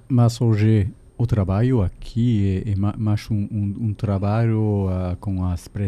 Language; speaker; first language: Portuguese; non-native, learner; French